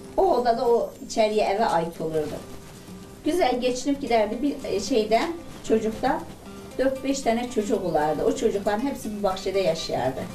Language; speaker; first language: Turkish; native; Turkish